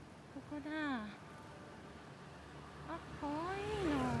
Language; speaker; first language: Japanese; native; Japanese